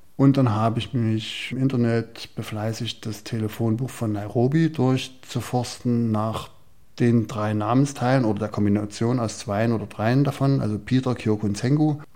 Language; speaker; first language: German; native; German